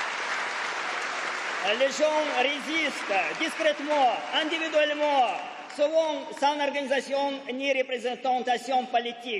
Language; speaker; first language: French; non-native, fluent; Russian